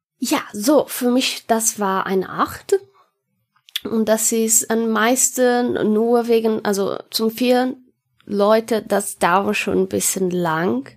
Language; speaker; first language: German; non-native, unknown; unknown